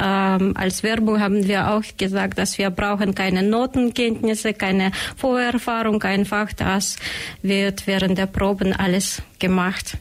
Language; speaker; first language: German; non-native, learner; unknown